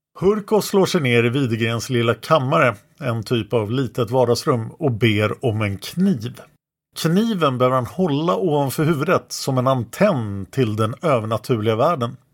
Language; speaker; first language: Swedish; native; Swedish